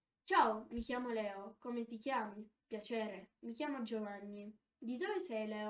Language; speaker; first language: Italian; non-native, fluent; Polish